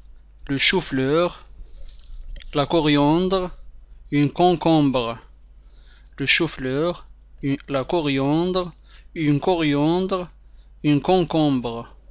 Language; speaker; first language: French; non-native, fluent; Arabic